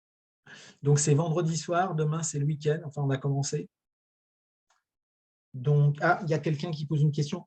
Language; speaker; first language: French; native; French